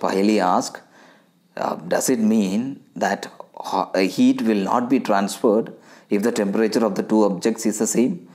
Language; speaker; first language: English; non-native, local second language; Malayalam